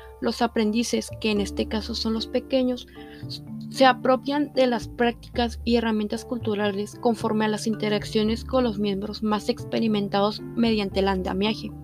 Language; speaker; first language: Spanish; native; Spanish